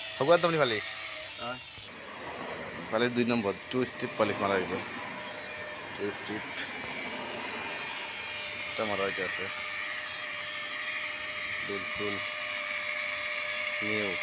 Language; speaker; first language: Hindi; non-native, learner; Bangla